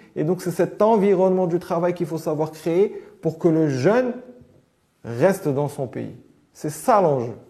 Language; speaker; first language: French; non-native, local second language; Arabic